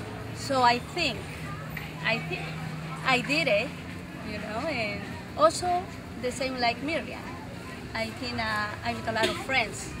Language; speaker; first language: English; non-native, learner; Spanish